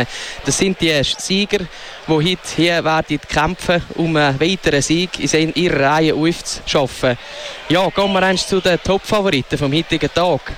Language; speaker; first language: German; native; German